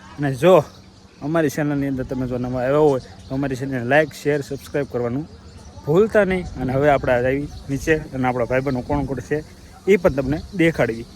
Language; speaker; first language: Gujarati; native; Gujarati